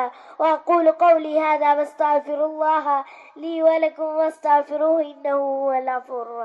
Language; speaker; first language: Arabic; non-native, learner; Malayalam